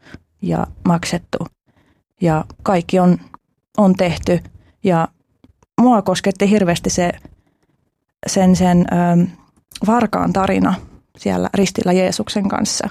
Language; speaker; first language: Finnish; early bilingual, other home language; Albanian